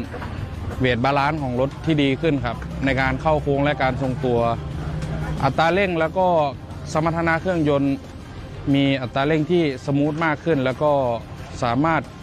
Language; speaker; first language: Thai; native; Thai